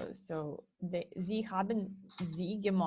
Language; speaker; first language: German; non-native, learner; Serbian